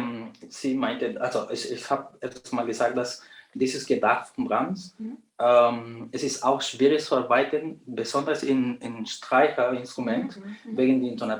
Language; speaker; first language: German; non-native, fluent; Spanish